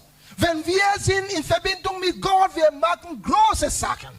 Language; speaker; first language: German; non-native, learner; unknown